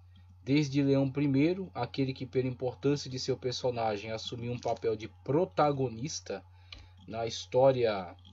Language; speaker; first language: Portuguese; native; Portuguese